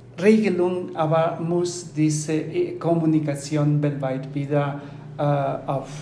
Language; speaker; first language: German; non-native, fluent; Spanish